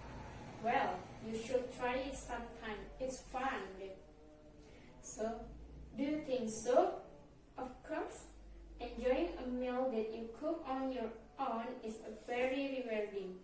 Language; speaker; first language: English; non-native, learner; Indonesian